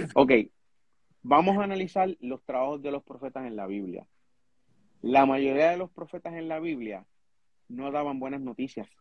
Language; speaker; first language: Spanish; native; Spanish